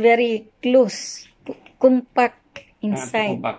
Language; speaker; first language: English; non-native, learner; Filipino